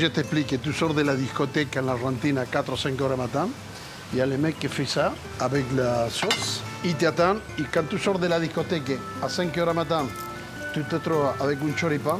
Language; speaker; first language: French; non-native, fluent; Spanish